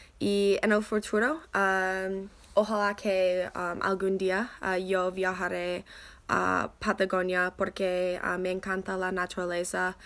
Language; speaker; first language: Spanish; non-native, learner; English